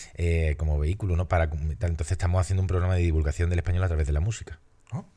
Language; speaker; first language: Spanish; native; Spanish